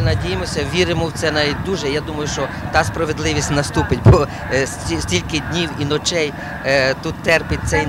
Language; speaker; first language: Ukrainian; native; Ukrainian